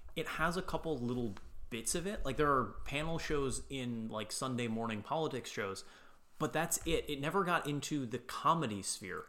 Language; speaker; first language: English; native; English